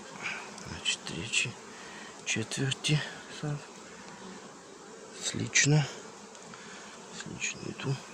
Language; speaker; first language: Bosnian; non-native, learner; Russian